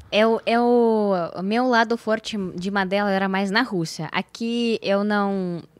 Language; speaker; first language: Portuguese; non-native, fluent; Russian